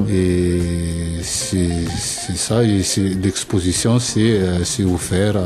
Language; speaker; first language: French; non-native, local second language; Malagasy